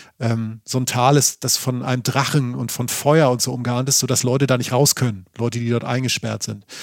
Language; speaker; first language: German; native; German